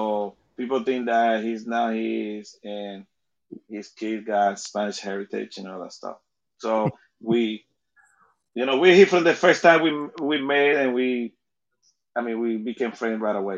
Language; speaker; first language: English; non-native, fluent; Spanish